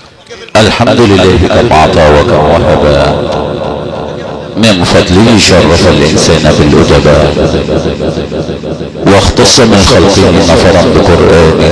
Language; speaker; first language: Arabic; native; Arabic